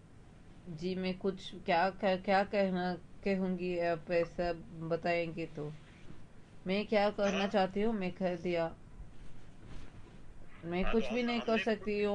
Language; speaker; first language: Hindi; non-native, local second language; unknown